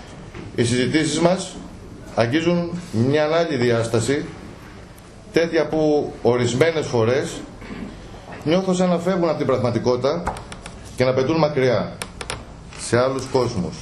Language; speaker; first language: Greek; native; Greek